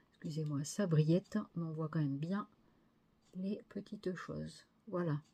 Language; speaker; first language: French; native; French